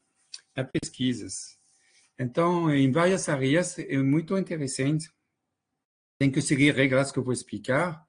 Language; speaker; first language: Portuguese; non-native, fluent; French